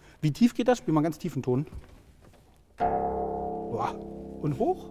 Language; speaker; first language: German; native; German